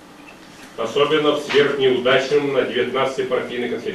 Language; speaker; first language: Russian; native; Russian